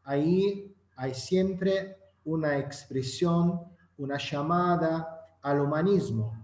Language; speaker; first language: Spanish; non-native, learner; Azerbaijani